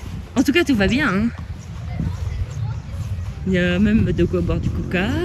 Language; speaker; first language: French; native; French